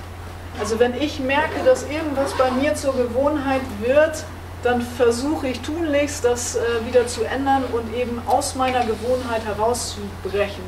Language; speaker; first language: German; native; German